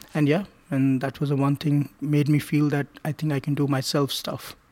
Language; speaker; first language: English; non-native, local second language; Hindi